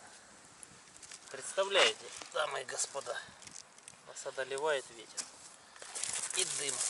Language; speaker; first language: Russian; native; Russian